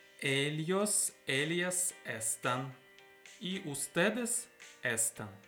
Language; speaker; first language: Spanish; non-native, learner; Russian